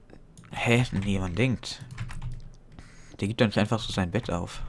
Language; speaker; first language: German; native; German